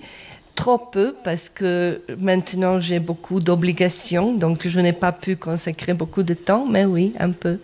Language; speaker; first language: French; non-native, fluent; Croatian